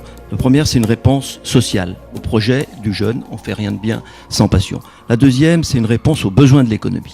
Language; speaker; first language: French; native; French